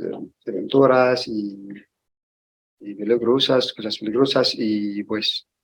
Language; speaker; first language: Spanish; non-native, learner; Arabic